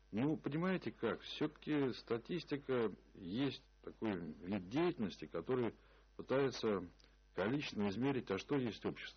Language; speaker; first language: Russian; native; Russian